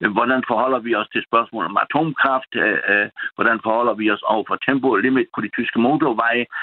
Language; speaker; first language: Danish; non-native, local second language; German